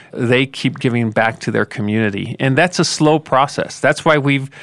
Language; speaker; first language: English; native; English